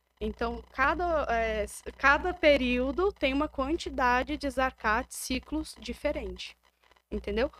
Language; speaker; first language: Portuguese; native; Portuguese